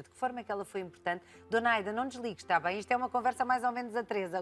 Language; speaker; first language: Portuguese; native; Portuguese